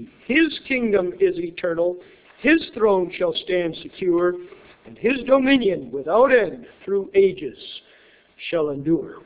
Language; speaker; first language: English; native; English